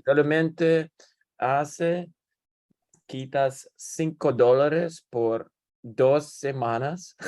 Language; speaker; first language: Spanish; non-native, learner; English